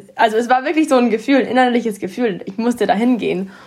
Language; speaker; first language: German; early bilingual, heritage; English